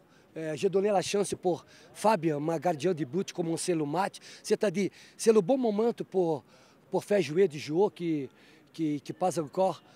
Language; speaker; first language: French; non-native, fluent; Portuguese